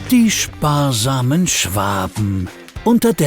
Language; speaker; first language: German; native; German